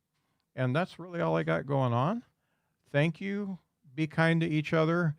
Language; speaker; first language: English; native; English